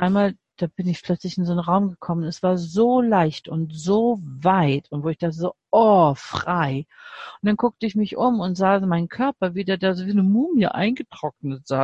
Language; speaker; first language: German; native; German